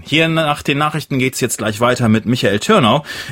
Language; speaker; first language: German; native; German